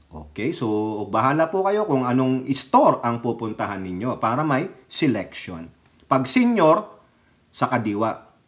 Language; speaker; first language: Filipino; native; Filipino